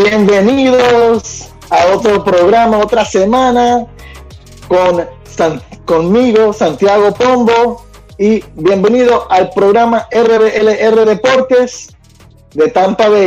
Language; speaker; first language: Spanish; early bilingual, other home language; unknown